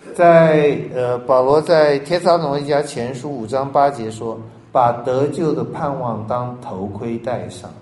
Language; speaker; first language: Chinese; native; Chinese